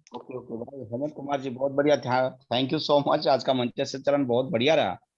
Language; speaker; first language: Hindi; non-native, local second language; Kannada